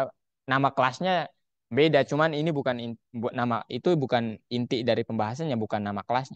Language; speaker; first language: Indonesian; native; Indonesian